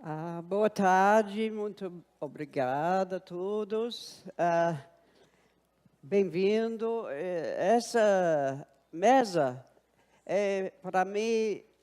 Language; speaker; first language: Portuguese; non-native, fluent; English